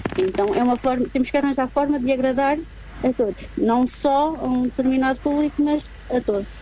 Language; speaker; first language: Portuguese; native; Portuguese